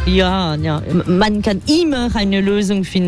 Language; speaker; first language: German; non-native, fluent; French